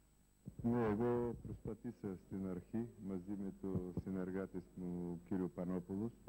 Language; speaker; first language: Greek; non-native, fluent; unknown